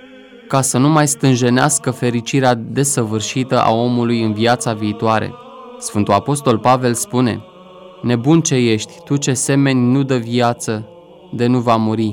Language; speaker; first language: Romanian; native; Romanian